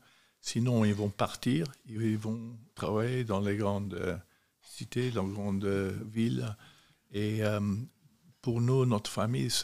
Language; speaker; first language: French; non-native, fluent; English